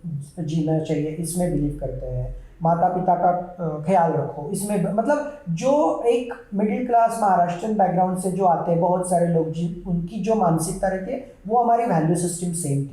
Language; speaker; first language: Hindi; non-native, local second language; Marathi